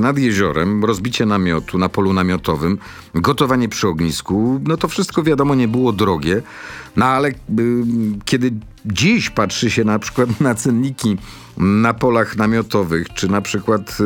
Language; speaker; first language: Polish; native; Polish